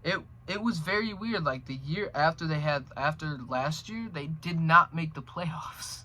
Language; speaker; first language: English; native; English